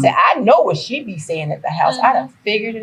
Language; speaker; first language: English; native; English